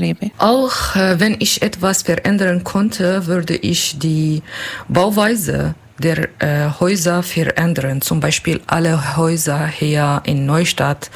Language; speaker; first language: German; non-native, learner; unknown